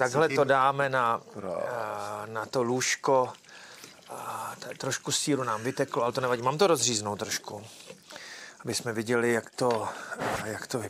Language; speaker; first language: Czech; native; Czech